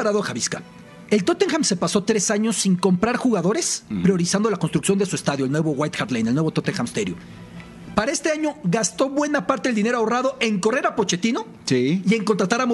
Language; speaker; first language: Spanish; native; Spanish